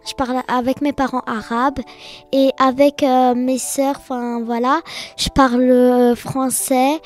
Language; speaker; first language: French; early bilingual, heritage; Arabic